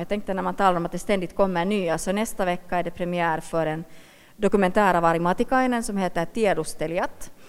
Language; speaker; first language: Swedish; native; Swedish